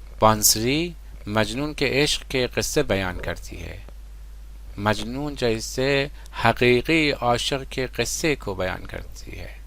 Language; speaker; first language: Urdu; non-native, fluent; Persian